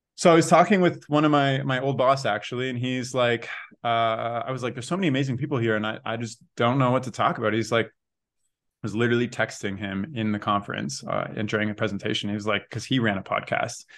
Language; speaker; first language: English; native; English